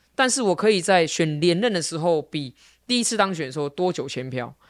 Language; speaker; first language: Chinese; native; Chinese